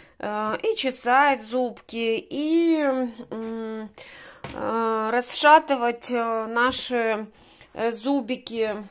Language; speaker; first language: Russian; native; Russian